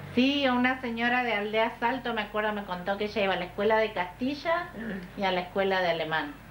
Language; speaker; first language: Spanish; native; Spanish